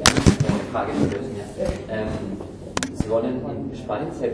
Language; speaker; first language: German; non-native, learner; Spanish